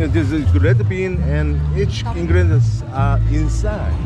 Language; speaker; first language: English; non-native, learner; Korean